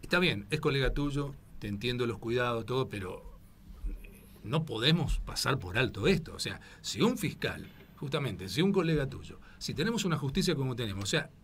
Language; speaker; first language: Spanish; native; Spanish